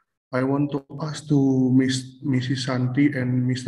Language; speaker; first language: English; non-native, fluent; Indonesian